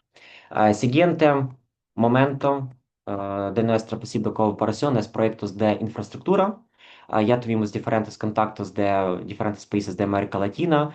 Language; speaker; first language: Spanish; non-native, fluent; Ukrainian